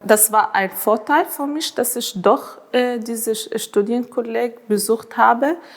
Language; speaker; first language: German; non-native, fluent; Arabic